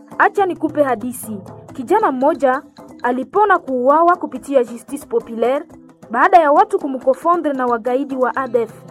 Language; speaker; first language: Swahili; non-native, local second language; Nande